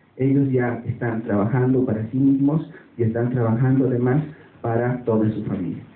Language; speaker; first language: Spanish; native; Spanish